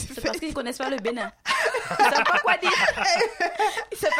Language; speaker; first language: French; non-native, local second language; Dyula